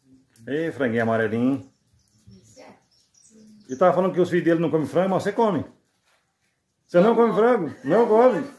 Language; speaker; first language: Portuguese; native; Portuguese